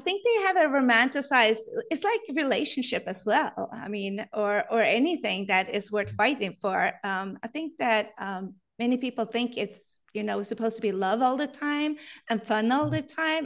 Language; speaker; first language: English; non-native, fluent; Norwegian